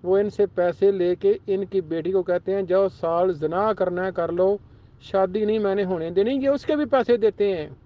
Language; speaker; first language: Urdu; non-native, local second language; Punjabi